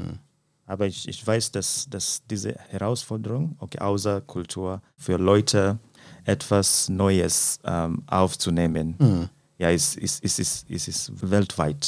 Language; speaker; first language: German; non-native, fluent; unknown